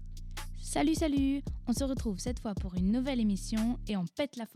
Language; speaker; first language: French; native; French